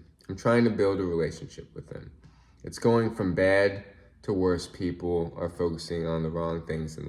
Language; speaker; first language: English; native; English